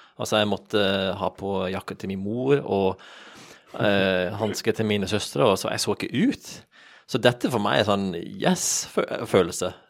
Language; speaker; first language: Norwegian; non-native, fluent; English